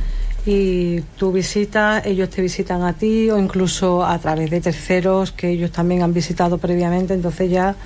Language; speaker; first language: Spanish; native; Spanish